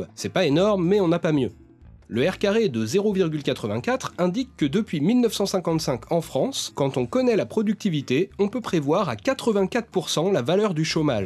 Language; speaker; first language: French; native; French